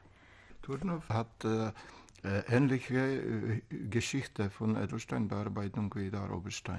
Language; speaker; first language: German; non-native, fluent; Czech